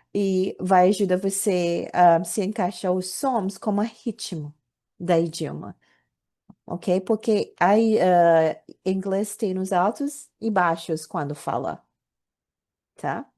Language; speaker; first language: Portuguese; non-native, learner; English